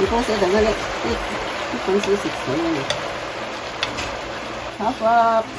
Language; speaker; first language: Cantonese; native; Cantonese